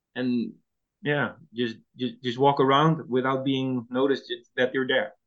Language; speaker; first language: English; non-native, fluent; Dutch